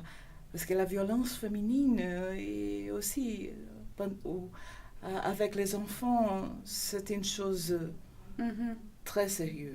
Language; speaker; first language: French; non-native, learner; Portuguese